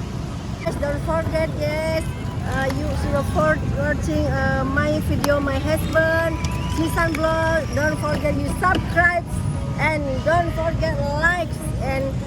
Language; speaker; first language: English; non-native, learner; Indonesian